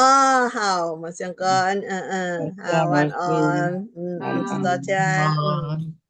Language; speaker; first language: Chinese; early bilingual, heritage; Chinese